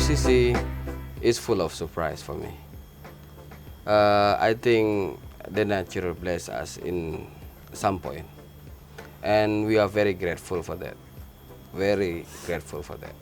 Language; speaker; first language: English; non-native, learner; Indonesian